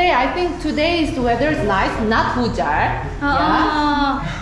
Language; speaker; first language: English; non-native, learner; Korean